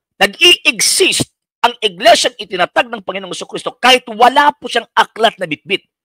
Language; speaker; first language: Filipino; non-native, local second language; Cebuano